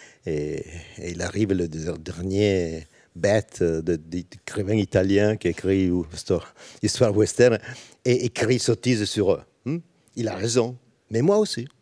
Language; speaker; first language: French; non-native, learner; Italian